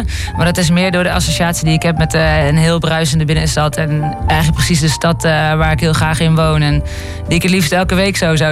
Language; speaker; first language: Dutch; native; Dutch